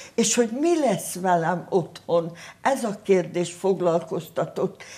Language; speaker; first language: Hungarian; native; Hungarian